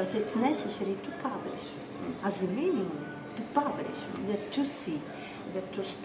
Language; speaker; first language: English; non-native, learner; Russian